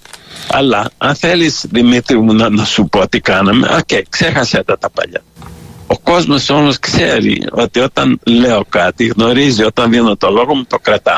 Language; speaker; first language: Greek; early bilingual, heritage; Greek